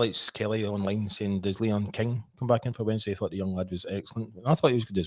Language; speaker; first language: English; native; English